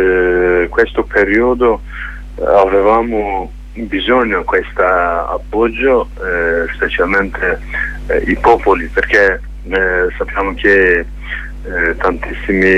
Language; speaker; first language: Italian; non-native, learner; Kurdish